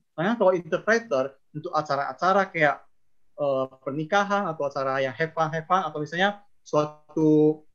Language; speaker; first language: Indonesian; non-native, local second language; Chinese